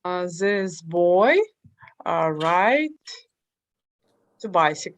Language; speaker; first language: English; non-native, learner; Russian